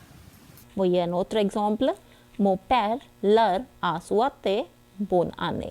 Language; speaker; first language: French; non-native, fluent; Hindi